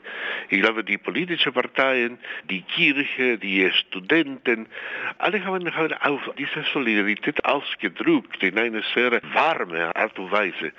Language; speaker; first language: German; non-native, fluent; Spanish